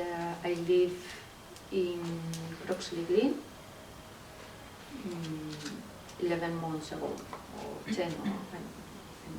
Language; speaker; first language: English; non-native, learner; Spanish